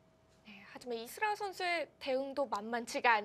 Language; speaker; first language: Korean; native; Korean